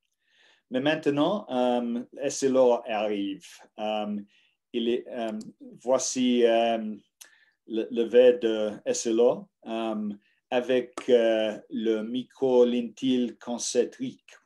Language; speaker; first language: French; non-native, learner; English